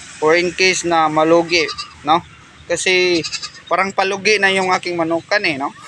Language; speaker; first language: Filipino; non-native, local second language; Cebuano